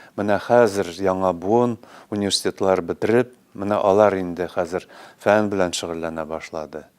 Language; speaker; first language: Tatar; native; Tatar